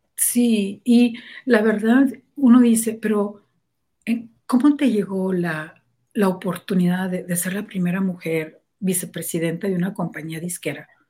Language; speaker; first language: Spanish; native; Spanish